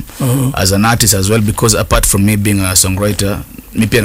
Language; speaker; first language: English; non-native, local second language; Swahili